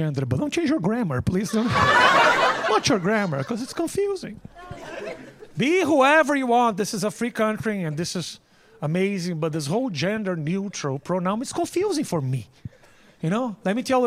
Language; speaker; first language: English; non-native, fluent; Portuguese